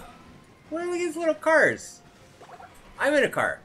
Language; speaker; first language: English; native; English